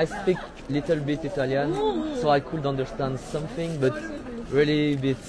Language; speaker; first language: English; non-native, learner; French